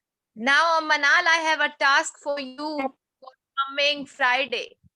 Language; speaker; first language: English; non-native, fluent; Urdu